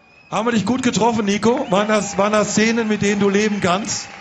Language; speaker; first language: German; native; German